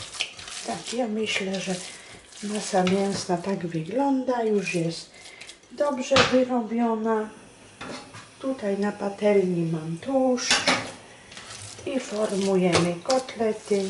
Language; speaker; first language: Polish; native; Polish